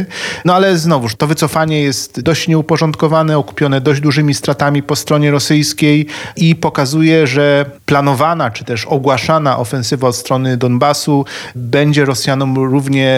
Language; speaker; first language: Polish; native; Polish